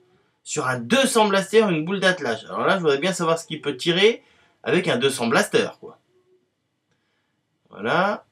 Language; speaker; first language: French; native; French